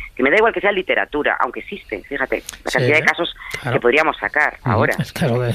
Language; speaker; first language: Spanish; native; Spanish